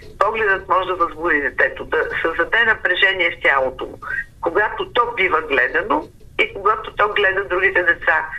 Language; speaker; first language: Bulgarian; native; Bulgarian